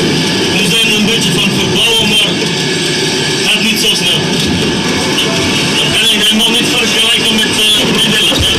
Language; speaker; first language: Dutch; non-native, local second language; Bulgarian